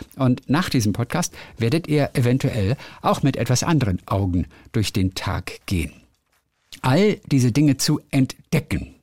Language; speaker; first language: German; native; German